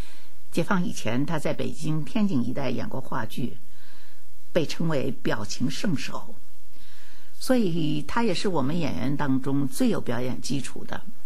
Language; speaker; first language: Chinese; native; Chinese